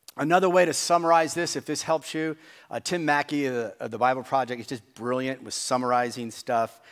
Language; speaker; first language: English; native; English